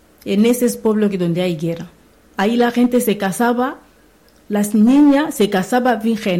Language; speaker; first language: Spanish; non-native, learner; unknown